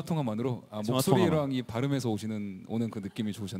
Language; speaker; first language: Korean; native; Korean